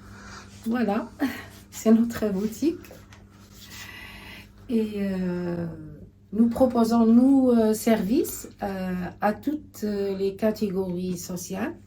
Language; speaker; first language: French; non-native, learner; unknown